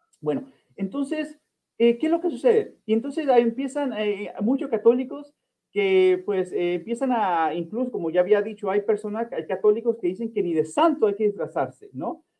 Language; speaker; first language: Spanish; early bilingual, heritage; Spanish